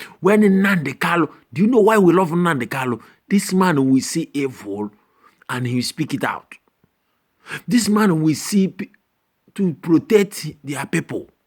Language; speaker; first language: Nigerian Pidgin; non-native, local second language; Igbo